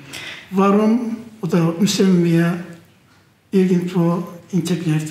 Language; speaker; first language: German; non-native, fluent; Turkish